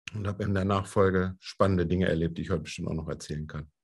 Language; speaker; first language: German; native; German